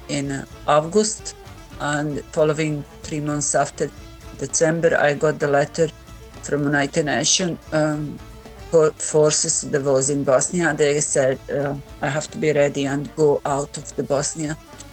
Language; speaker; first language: English; non-native, learner; Bosnian